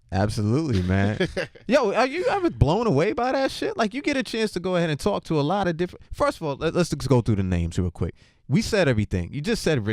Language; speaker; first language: English; native; English